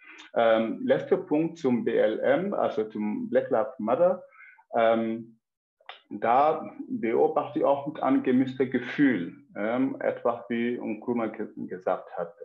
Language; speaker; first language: German; non-native, fluent; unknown